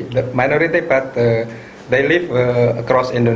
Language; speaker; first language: English; non-native, fluent; Indonesian